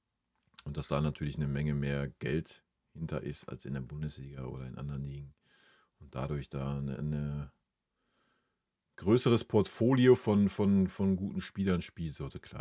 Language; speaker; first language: German; native; German